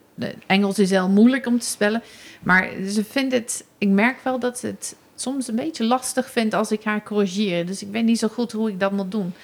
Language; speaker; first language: Dutch; non-native, fluent; English